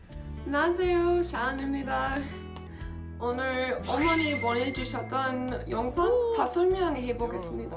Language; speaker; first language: Korean; non-native, fluent; English